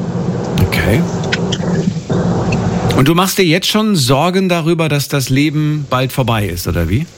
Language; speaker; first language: German; native; German